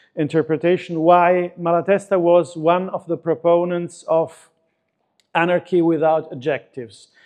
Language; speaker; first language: English; non-native, fluent; Italian